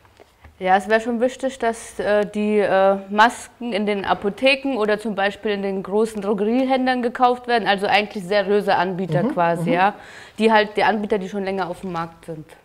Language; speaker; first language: German; native; German